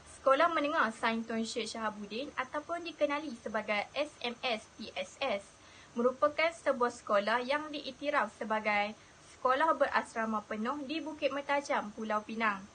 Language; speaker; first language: Malay; native; Malay